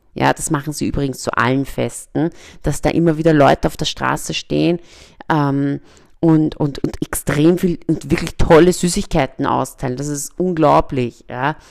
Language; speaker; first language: German; early bilingual, other home language; Persian